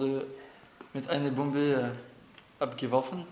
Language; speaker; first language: German; non-native, learner; French